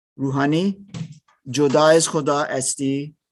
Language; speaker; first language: Persian; non-native, learner; German